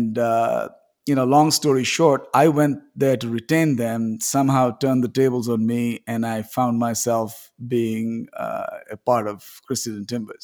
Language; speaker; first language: English; non-native, local second language; Tamil